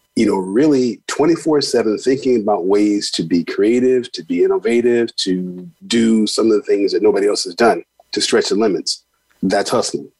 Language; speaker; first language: English; native; English